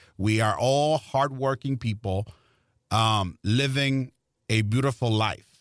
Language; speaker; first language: English; non-native, fluent; Spanish